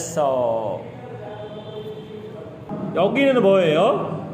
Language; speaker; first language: Korean; non-native, fluent; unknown